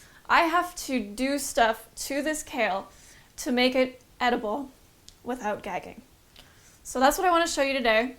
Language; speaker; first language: English; native; English